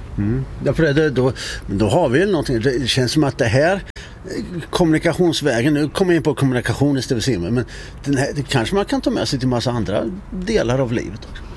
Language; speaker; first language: Swedish; native; Swedish